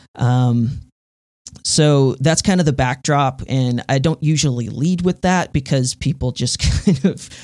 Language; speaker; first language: English; native; English